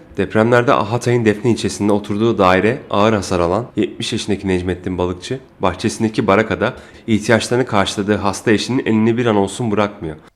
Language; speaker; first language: Turkish; native; Turkish